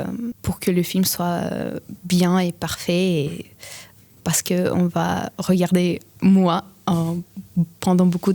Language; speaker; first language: French; non-native, fluent; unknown